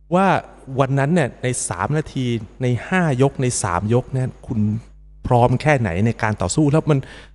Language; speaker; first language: Thai; native; Thai